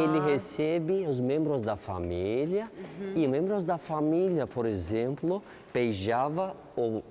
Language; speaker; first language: Portuguese; non-native, learner; Turkish